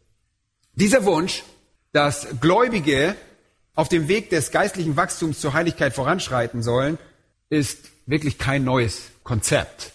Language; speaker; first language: German; native; German